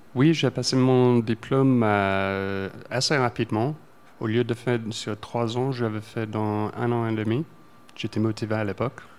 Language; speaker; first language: French; non-native, fluent; English